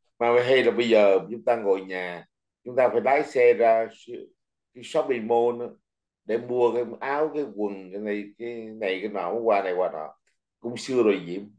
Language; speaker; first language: Vietnamese; native; Vietnamese